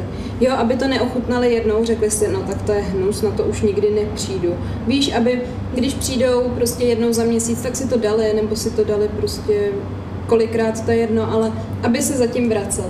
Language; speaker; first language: Czech; native; Czech